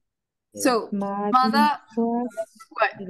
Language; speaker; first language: English; non-native, fluent; Spanish